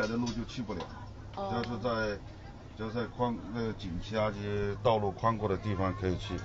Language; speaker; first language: Chinese; native; Chinese